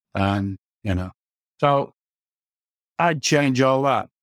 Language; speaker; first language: English; native; English